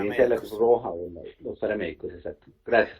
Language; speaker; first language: Spanish; native; Spanish